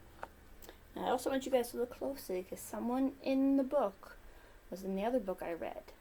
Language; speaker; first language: English; native; English